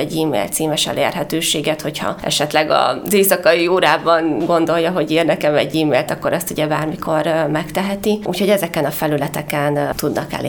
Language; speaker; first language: Hungarian; native; Hungarian